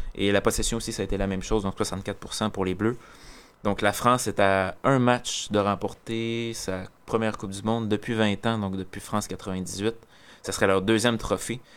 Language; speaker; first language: French; native; French